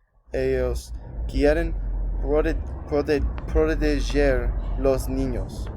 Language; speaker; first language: Spanish; non-native, learner; English